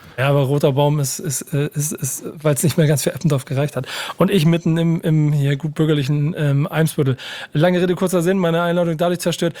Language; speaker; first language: German; native; German